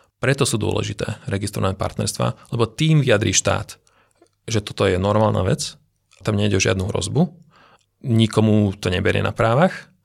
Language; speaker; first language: Slovak; non-native, local second language; Hungarian